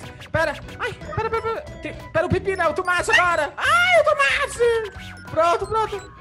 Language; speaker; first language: Portuguese; native; Portuguese